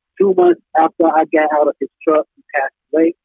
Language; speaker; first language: English; native; English